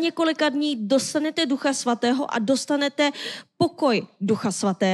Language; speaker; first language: Czech; non-native, learner; Korean